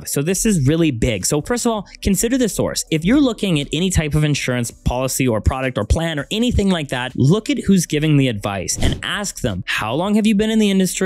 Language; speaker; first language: English; native; English